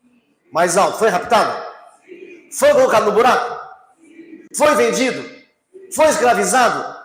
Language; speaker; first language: Portuguese; native; Portuguese